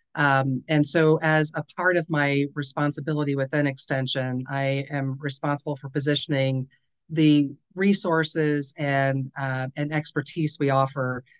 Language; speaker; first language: English; native; English